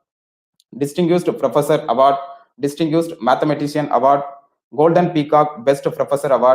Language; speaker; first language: English; non-native, local second language; Tamil